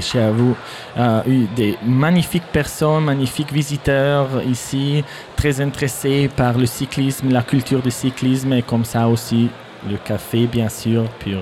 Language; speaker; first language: French; non-native, learner; German